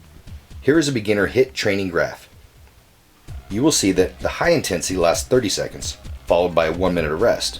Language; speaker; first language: English; native; English